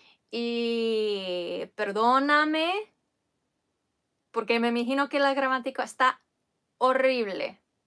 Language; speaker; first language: Spanish; non-native, fluent; English